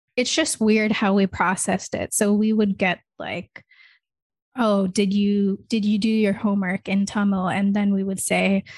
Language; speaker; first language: English; native; English